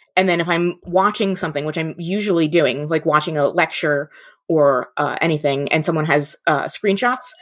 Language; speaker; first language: English; native; English